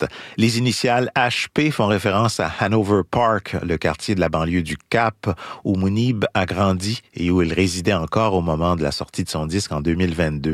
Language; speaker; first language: French; native; French